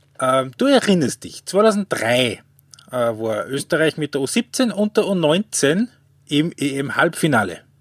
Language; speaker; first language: German; native; German